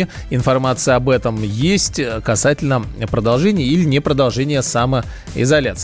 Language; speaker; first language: Russian; native; Russian